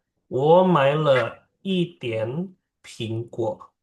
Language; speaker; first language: Chinese; non-native, fluent; Indonesian